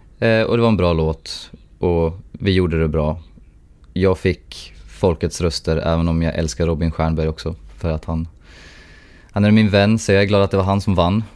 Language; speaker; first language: Swedish; native; Swedish